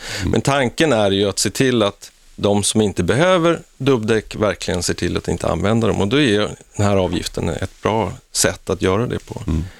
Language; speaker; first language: Swedish; native; Swedish